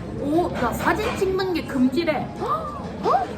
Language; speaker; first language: Korean; non-native, learner; Turkish